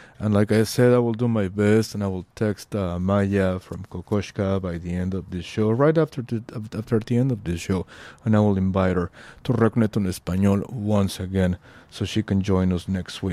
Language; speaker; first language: English; non-native, fluent; Spanish